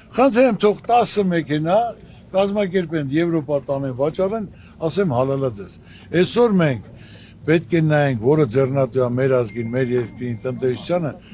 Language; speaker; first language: Armenian; native; Armenian